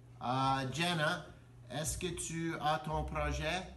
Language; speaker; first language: French; non-native, learner; English